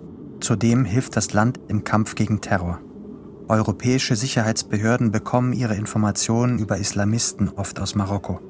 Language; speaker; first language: German; native; German